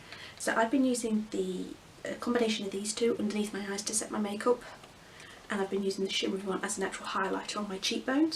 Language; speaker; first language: English; native; English